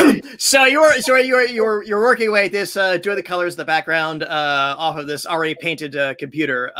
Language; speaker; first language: English; native; English